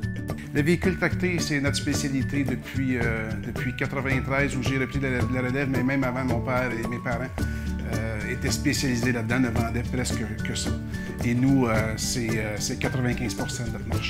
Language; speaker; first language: French; native; French